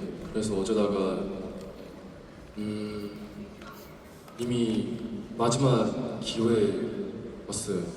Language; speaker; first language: Korean; non-native, learner; Chinese